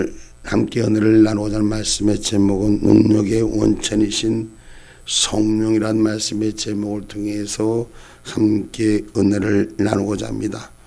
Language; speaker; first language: Korean; native; Korean